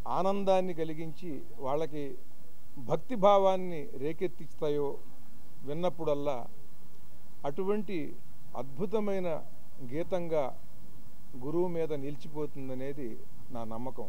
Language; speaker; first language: Telugu; native; Telugu